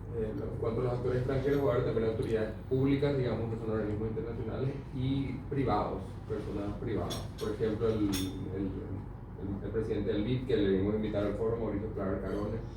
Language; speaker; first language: Spanish; native; Spanish